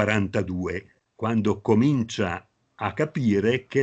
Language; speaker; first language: Italian; native; Italian